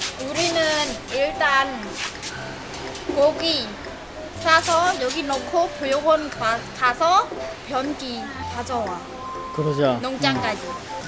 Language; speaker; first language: Korean; non-native, learner; Khmer